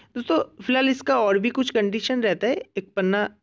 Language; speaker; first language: Hindi; non-native, local second language; Bangla